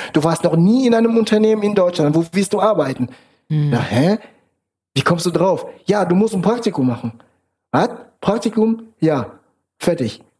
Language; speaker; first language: German; non-native, fluent; French